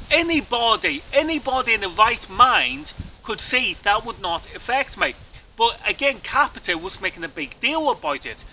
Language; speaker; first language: English; native; English